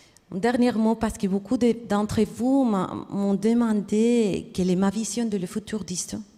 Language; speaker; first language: French; non-native, fluent; Spanish